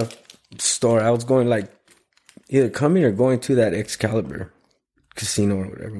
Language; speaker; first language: English; early bilingual, other home language; Spanish